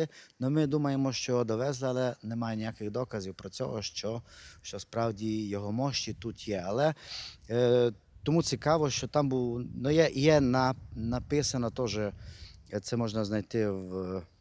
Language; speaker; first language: Ukrainian; non-native, local second language; Hungarian